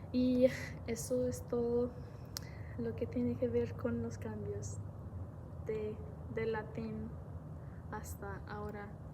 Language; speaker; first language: Spanish; non-native, fluent; English